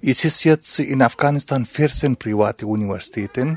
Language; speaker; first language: German; non-native, fluent; Pashto